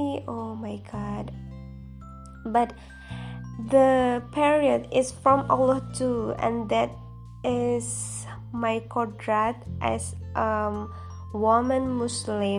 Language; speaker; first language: English; non-native, learner; Indonesian